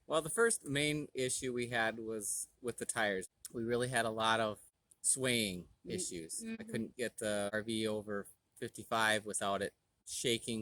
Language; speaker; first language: English; native; English